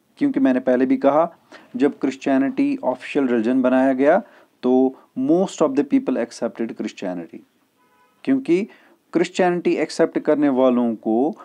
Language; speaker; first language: Hindi; non-native, local second language; Kashmiri